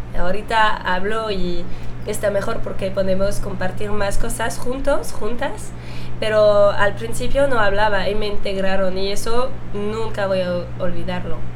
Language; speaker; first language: Spanish; non-native, fluent; French